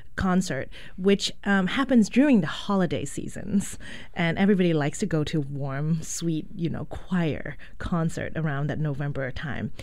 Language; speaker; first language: English; non-native, local second language; Cantonese